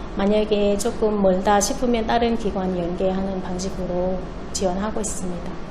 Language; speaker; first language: Korean; non-native, fluent; Vietnamese